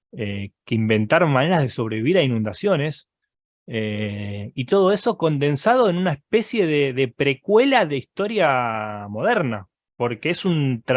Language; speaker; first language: Spanish; native; Spanish